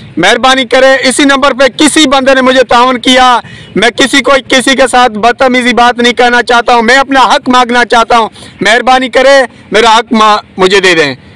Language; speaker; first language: Urdu; non-native, local second language; Sindhi